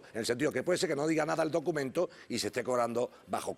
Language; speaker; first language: Spanish; native; Spanish